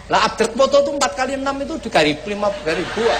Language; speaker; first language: Indonesian; non-native, local second language; Javanese